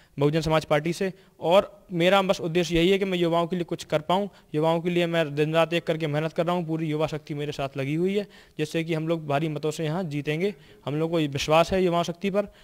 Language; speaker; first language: Hindi; native; Hindi